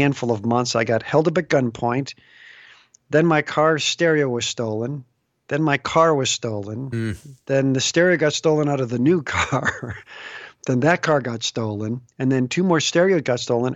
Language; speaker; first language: English; native; English